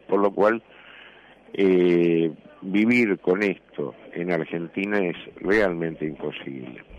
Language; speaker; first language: Spanish; native; Spanish